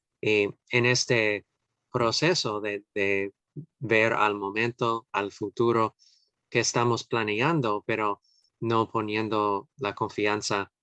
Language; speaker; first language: Spanish; non-native, fluent; English